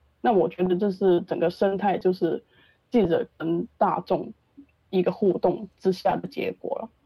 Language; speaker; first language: Chinese; non-native, local second language; Cantonese